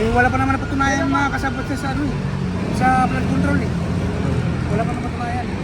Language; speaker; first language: Filipino; native; Filipino